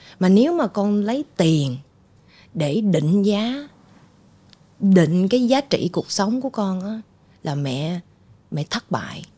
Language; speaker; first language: Vietnamese; early bilingual, heritage; Vietnamese